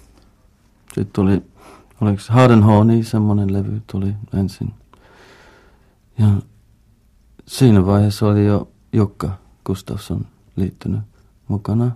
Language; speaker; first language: Finnish; non-native, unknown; English